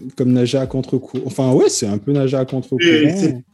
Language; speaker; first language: French; native; French